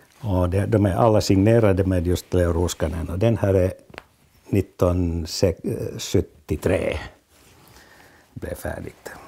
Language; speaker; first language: Swedish; non-native, fluent; Finnish